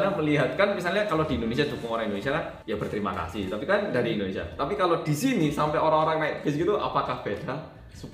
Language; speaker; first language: Indonesian; native; Indonesian